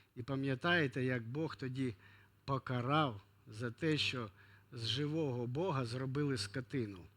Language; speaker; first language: Ukrainian; non-native, local second language; Russian